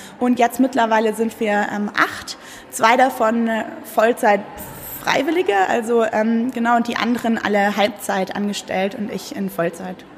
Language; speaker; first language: German; native; German